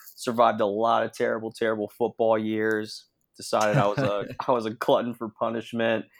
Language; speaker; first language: English; native; English